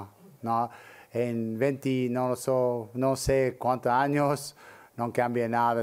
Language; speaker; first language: Spanish; non-native, learner; English